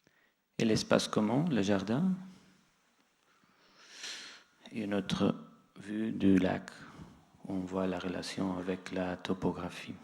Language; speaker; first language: French; non-native, fluent; Portuguese